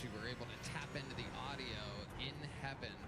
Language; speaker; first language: English; native; English